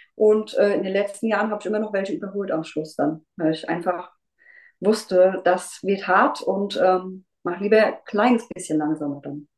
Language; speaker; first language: German; native; German